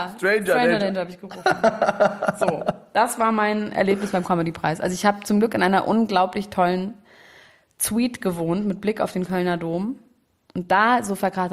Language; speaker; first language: German; native; German